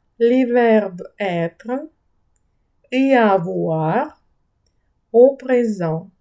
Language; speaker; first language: French; non-native, fluent; Ukrainian